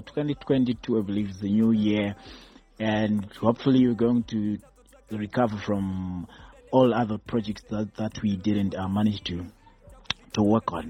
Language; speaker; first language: English; non-native, local second language; Shona